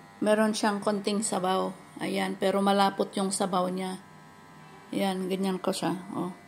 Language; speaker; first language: Filipino; native; Filipino